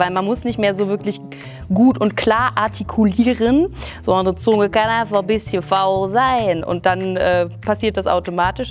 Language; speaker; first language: German; native; German